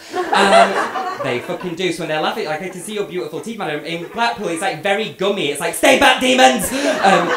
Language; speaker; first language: English; native; English